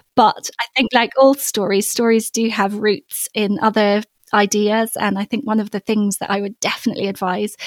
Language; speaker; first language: English; native; English